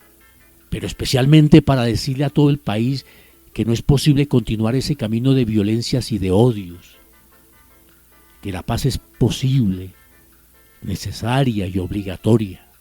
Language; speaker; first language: Spanish; native; Spanish